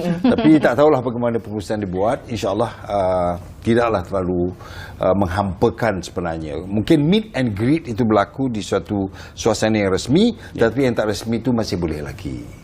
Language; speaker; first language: Malay; native; Malay